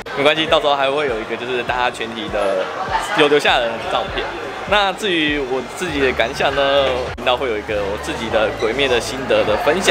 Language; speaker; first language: Chinese; native; Chinese